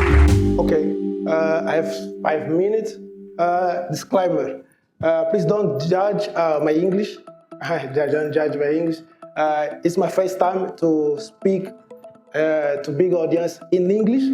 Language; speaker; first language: English; non-native, learner; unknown